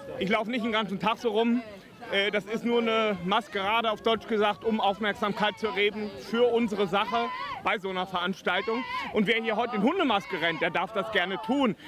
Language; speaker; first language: German; native; German